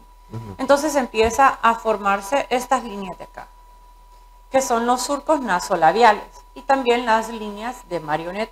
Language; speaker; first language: Spanish; native; Spanish